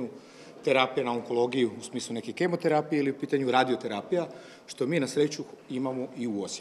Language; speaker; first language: Croatian; native; Croatian